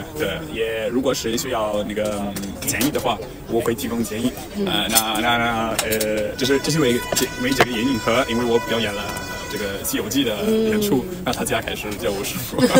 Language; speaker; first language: Chinese; non-native, fluent; Italian